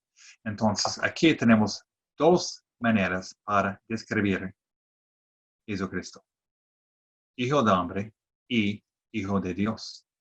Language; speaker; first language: Spanish; non-native, fluent; English